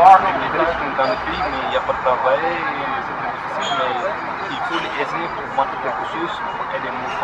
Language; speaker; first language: French; non-native, learner; Wolof